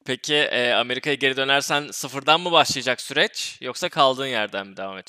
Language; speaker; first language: Turkish; native; Turkish